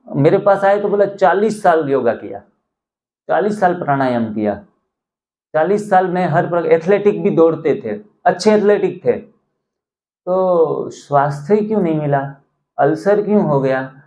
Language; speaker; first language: Hindi; non-native, local second language; Gujarati